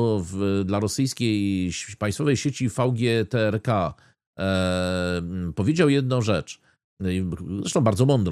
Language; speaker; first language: Polish; native; Polish